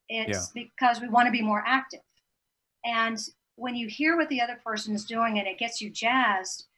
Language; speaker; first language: English; native; English